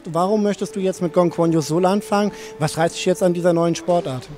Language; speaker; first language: German; native; German